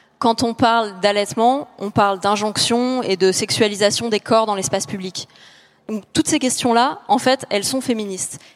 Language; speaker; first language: French; native; French